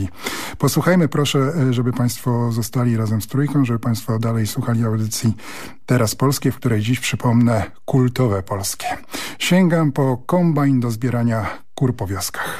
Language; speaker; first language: Polish; native; Polish